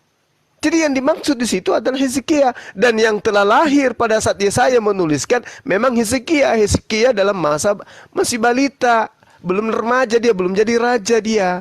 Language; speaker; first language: Indonesian; native; Indonesian